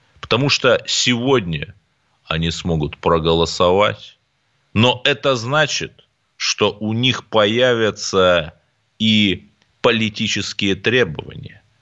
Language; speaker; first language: Russian; native; Russian